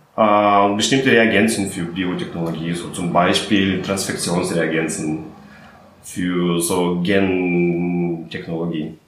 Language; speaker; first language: German; non-native, fluent; Russian